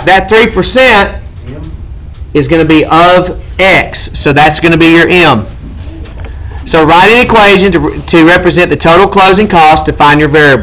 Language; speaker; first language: English; native; English